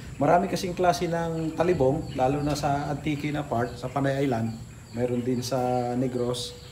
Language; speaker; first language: Filipino; non-native, local second language; Hiligaynon